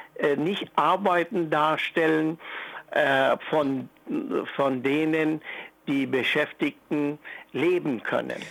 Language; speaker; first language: German; non-native, fluent; Persian